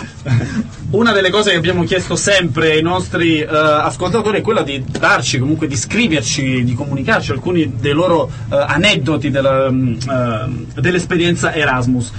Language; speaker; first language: Italian; native; Italian